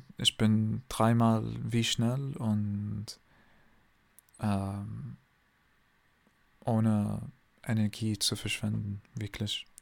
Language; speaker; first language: German; non-native, learner; English